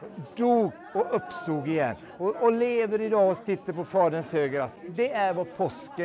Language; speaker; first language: Swedish; native; Swedish